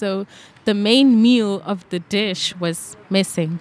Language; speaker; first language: English; non-native, local second language; Venda